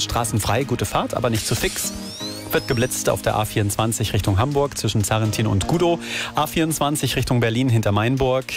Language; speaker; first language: German; native; German